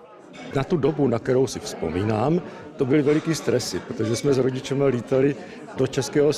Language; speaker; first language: Czech; early bilingual, other home language; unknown